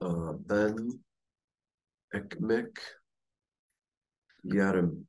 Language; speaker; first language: Turkish; non-native, learner; English